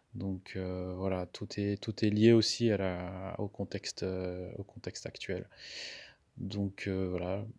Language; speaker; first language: French; non-native, local second language; Malagasy